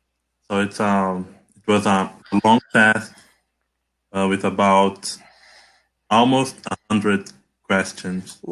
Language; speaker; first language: English; non-native, learner; Portuguese